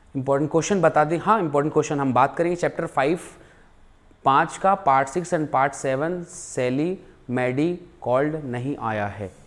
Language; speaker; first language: Hindi; native; Hindi